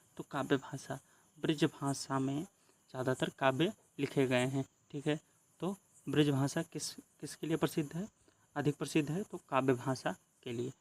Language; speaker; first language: Hindi; native; Hindi